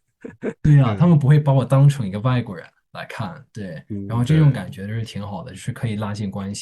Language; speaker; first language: Chinese; non-native, fluent; English